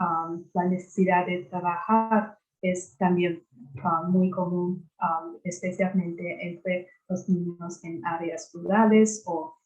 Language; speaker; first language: Spanish; non-native, fluent; English